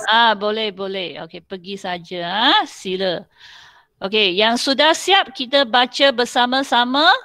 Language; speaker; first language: Malay; non-native, local second language; Chinese